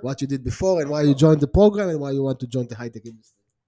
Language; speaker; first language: English; non-native, fluent; Hebrew